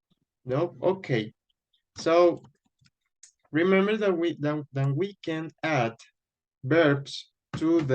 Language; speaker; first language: English; non-native, fluent; Spanish